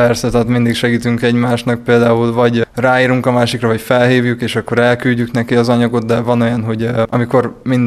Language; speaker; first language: Hungarian; native; Hungarian